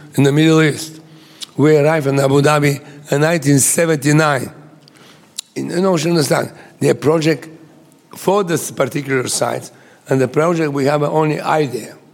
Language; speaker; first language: English; non-native, fluent; Bulgarian